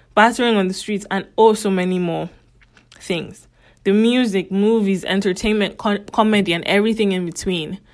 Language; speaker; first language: English; native; English